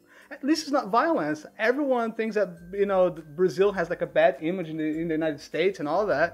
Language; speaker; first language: English; non-native, fluent; Portuguese